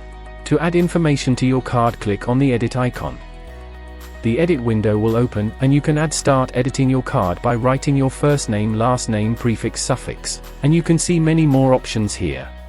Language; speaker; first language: English; non-native, local second language; Hindi